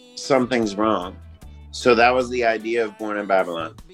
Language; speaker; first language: English; native; English